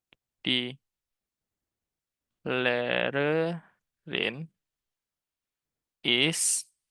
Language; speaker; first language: German; non-native, fluent; Indonesian